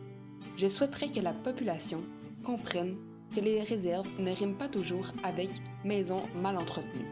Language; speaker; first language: French; native; French